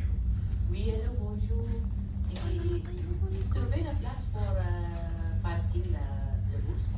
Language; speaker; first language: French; non-native, learner; Filipino